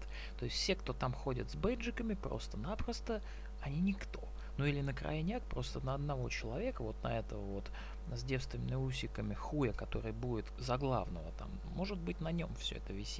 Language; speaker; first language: Russian; native; Russian